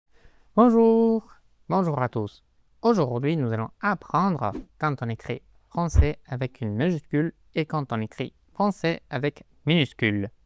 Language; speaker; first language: French; non-native, fluent; Spanish